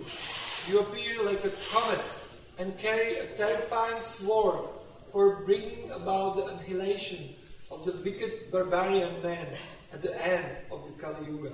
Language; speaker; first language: English; non-native, local second language; Tamil